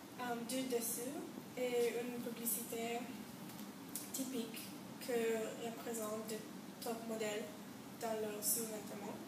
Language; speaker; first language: French; non-native, learner; English